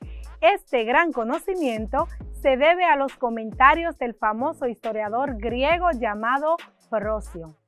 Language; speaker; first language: Spanish; native; Spanish